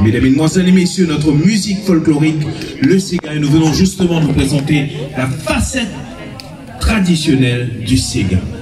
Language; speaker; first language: French; non-native, local second language; Morisyen